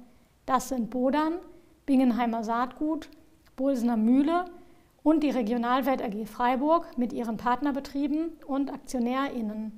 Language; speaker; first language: German; native; German